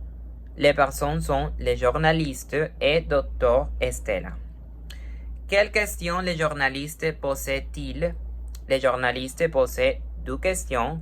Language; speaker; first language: French; non-native, learner; Spanish